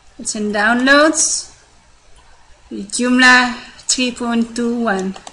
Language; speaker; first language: English; non-native, fluent; Dutch